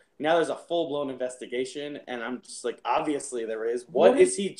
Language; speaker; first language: English; native; English